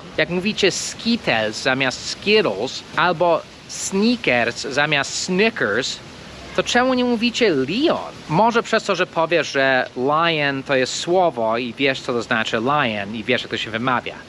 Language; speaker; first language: Polish; non-native, fluent; English